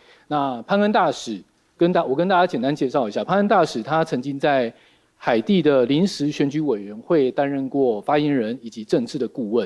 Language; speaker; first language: Chinese; native; Chinese